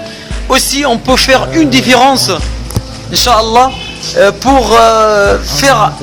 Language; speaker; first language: French; non-native, fluent; Arabic